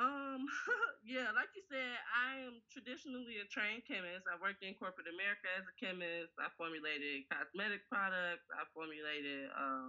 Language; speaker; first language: English; native; English